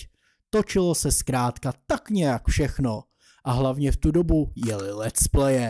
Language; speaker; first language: Czech; native; Czech